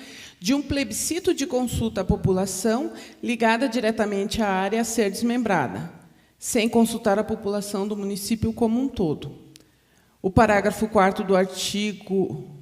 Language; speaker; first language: Portuguese; native; Portuguese